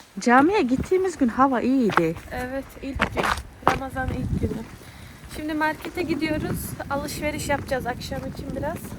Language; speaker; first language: Turkish; early bilingual, heritage; Turkish